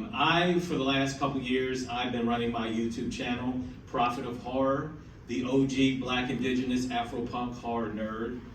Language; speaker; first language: English; native; English